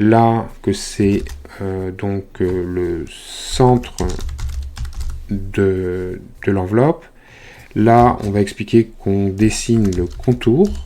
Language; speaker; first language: French; native; French